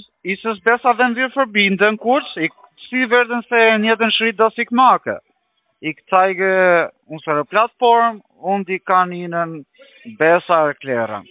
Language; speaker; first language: German; non-native, learner; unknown